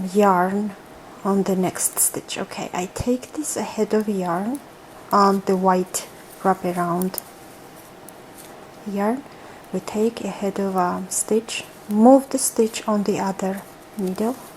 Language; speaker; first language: English; non-native, fluent; Georgian